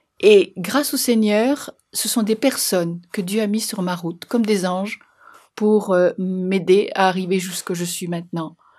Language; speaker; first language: French; native; French